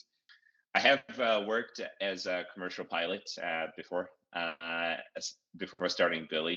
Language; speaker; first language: English; non-native, local second language; Shona